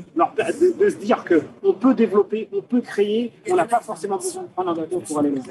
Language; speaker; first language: French; early bilingual, other home language; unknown